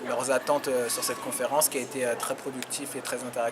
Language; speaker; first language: French; native; French